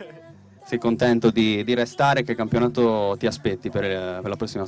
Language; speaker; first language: Italian; native; Italian